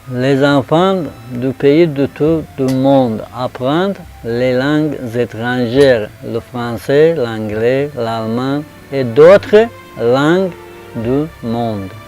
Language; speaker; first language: French; non-native, fluent; Tajik